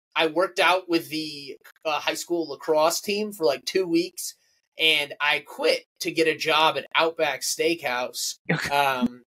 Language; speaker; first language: English; native; English